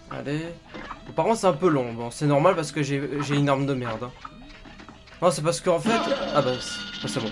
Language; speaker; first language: French; native; French